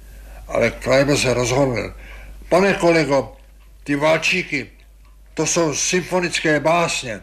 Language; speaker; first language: Czech; native; Czech